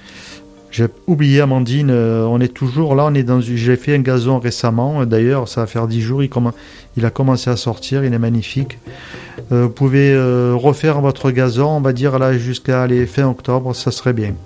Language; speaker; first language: French; native; French